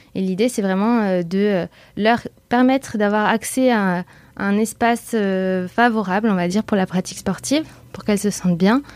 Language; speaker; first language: French; native; French